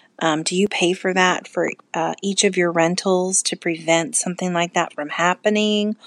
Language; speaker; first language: English; native; English